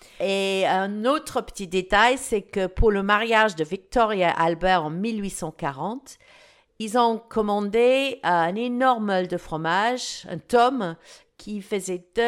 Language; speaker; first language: French; non-native, fluent; English